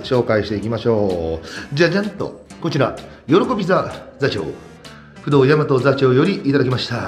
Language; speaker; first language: Japanese; native; Japanese